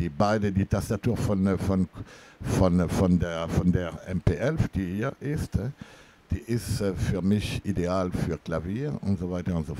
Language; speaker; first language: German; non-native, fluent; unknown